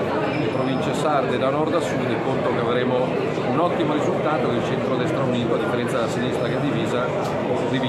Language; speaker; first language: Italian; native; Italian